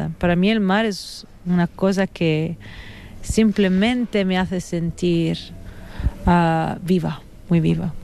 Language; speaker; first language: Spanish; non-native, fluent; Italian